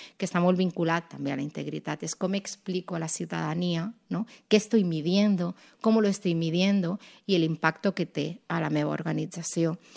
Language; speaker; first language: Catalan; non-native, local second language; Spanish